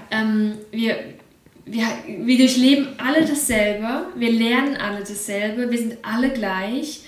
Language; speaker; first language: German; early bilingual, other home language; Russian